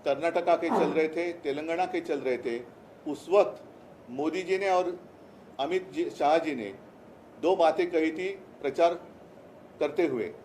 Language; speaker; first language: Hindi; non-native, local second language; Marathi